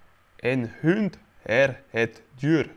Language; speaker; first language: Swedish; non-native, learner; French